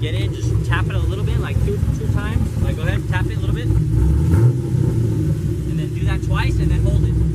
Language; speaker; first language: English; native; English